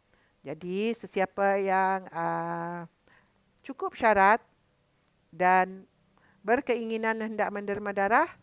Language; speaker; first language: Malay; native; Malay